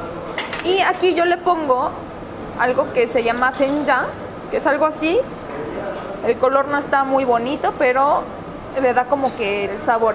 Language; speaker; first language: Spanish; early bilingual, other home language; Korean